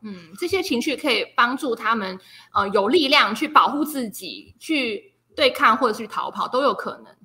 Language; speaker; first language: Chinese; native; Chinese